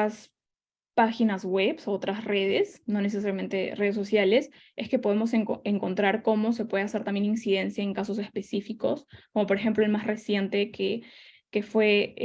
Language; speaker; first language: Spanish; native; Spanish